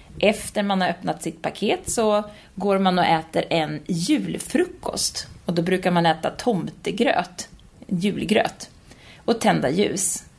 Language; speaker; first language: Swedish; native; Swedish